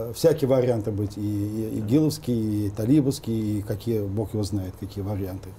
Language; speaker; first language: Russian; non-native, local second language; Uzbek